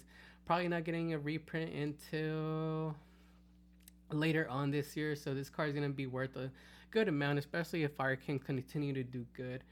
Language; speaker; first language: English; native; English